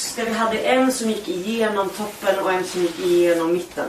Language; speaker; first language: Swedish; native; Swedish